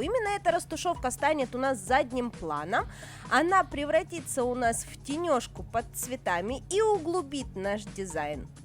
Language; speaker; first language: Russian; native; Russian